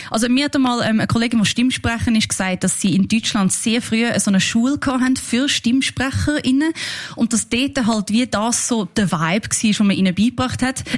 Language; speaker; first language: German; native; German